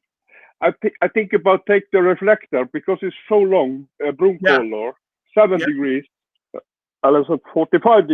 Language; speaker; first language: English; non-native, learner; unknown